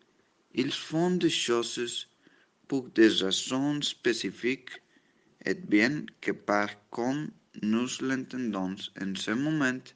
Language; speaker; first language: French; non-native, learner; Spanish